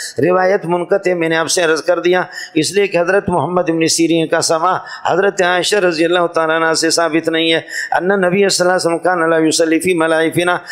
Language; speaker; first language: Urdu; non-native, local second language; Brahui